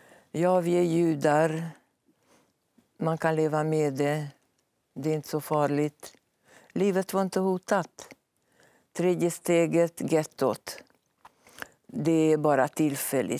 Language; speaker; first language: Swedish; non-native, fluent; Hungarian